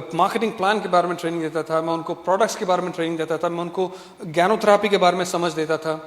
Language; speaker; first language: Hindi; non-native, fluent; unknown